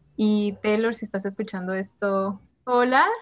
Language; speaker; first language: Spanish; native; Spanish